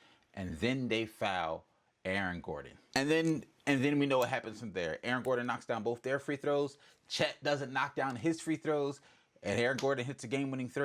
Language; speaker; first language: English; native; English